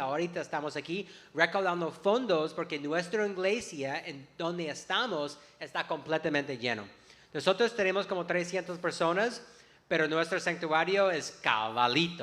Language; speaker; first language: Spanish; non-native, fluent; English